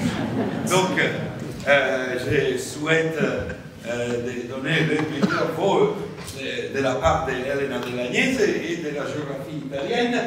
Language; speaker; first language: French; non-native, fluent; Italian